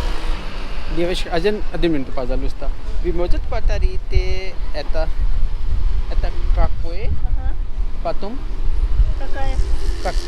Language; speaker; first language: Russian; non-native, learner; Urdu